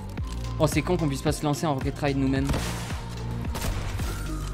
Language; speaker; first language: French; native; French